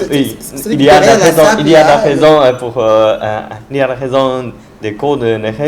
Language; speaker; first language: French; non-native, learner; Japanese